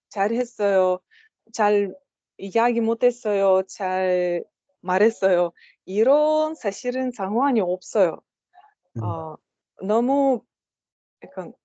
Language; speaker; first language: Korean; non-native, learner; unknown